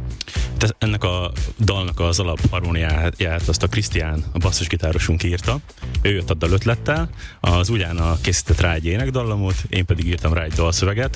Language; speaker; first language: Hungarian; native; Hungarian